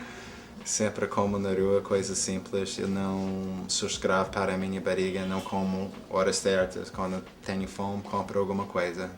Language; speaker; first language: Portuguese; non-native, fluent; English